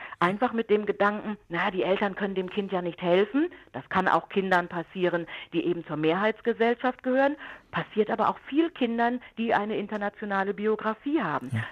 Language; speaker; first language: German; native; German